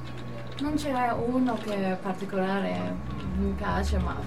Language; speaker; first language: Italian; non-native, learner; Cantonese